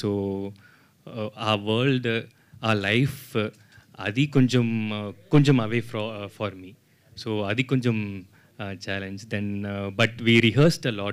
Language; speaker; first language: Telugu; non-native, learner; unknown